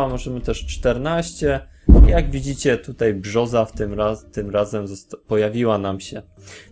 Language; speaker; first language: Polish; native; Polish